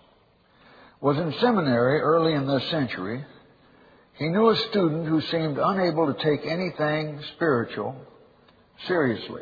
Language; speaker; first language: English; native; English